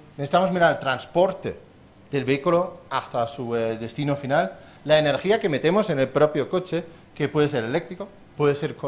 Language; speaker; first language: Spanish; non-native, fluent; Danish